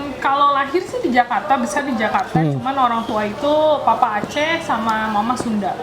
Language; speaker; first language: Indonesian; native; Indonesian